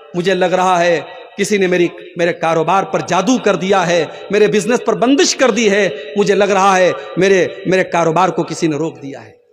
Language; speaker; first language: Urdu; native; Urdu